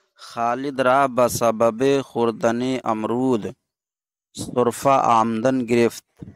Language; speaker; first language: Persian; non-native, fluent; Urdu